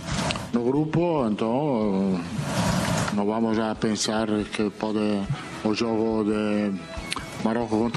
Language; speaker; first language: Portuguese; non-native, fluent; Italian